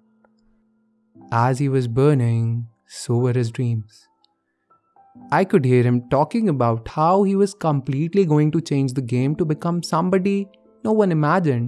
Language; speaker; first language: English; non-native, local second language; Hindi